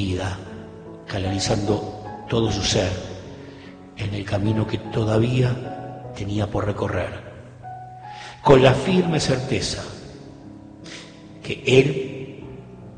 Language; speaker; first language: Spanish; native; Spanish